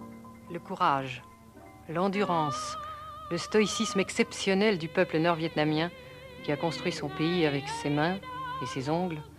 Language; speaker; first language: French; native; French